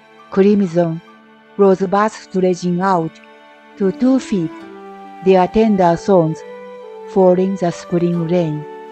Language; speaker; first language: English; non-native, fluent; Japanese